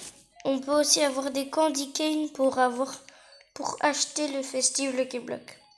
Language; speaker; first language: French; native; French